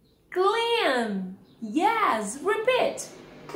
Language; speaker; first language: English; non-native, learner; Portuguese